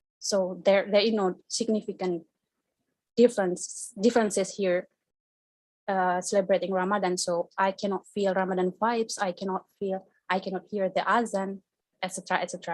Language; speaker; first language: English; non-native, fluent; Indonesian